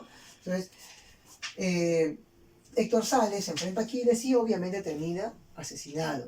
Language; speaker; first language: Spanish; native; Spanish